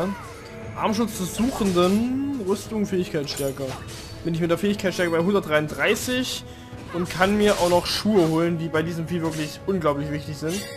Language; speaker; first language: German; native; German